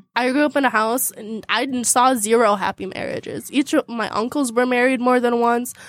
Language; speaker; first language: English; early bilingual, heritage; Arabic